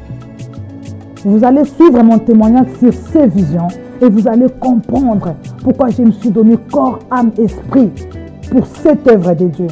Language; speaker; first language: French; non-native, local second language; Lingala